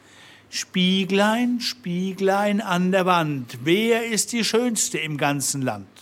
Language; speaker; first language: German; native; German